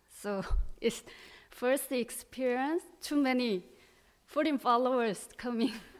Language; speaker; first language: English; non-native, learner; Korean